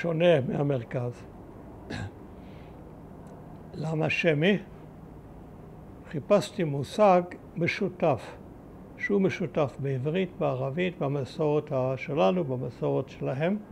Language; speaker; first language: Hebrew; early bilingual, other home language; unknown